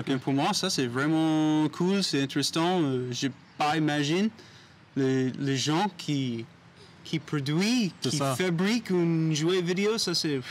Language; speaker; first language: French; non-native, learner; English